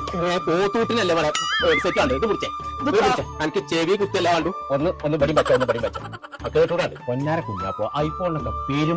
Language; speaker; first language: Malayalam; native; Malayalam